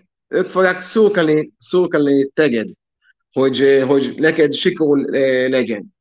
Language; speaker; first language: Hungarian; non-native, learner; Hebrew